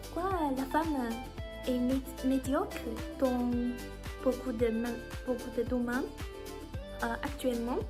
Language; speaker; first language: French; non-native, learner; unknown